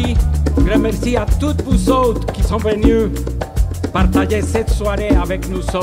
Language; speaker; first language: French; non-native, fluent; Spanish